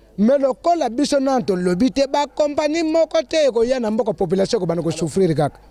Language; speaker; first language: Lingala; non-native, local second language; Kongo